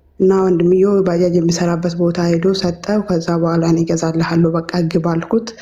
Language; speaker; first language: Amharic; non-native, local second language; Oromo